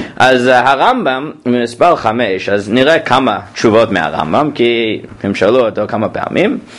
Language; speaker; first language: Hebrew; non-native, fluent; English